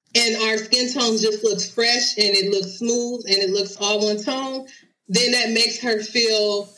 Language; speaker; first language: English; native; English